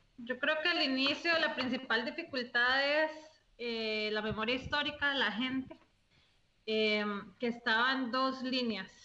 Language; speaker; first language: Spanish; native; Spanish